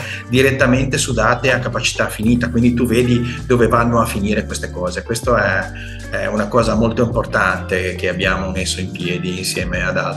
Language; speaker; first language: Italian; native; Italian